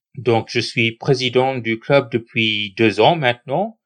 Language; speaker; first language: French; non-native, fluent; English